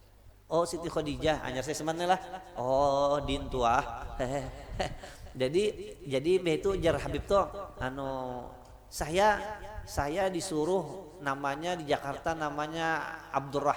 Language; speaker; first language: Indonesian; non-native, local second language; Banjar